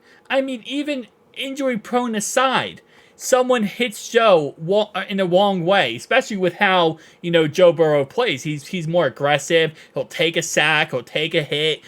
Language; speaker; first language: English; native; English